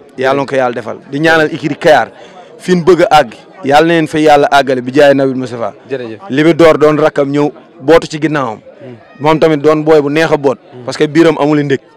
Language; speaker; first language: Wolof; native; Wolof